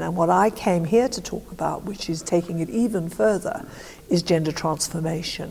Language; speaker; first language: English; native; English